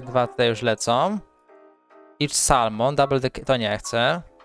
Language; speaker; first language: Polish; native; Polish